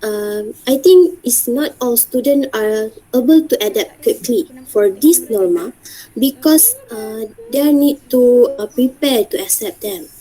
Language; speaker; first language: English; non-native, learner; Malay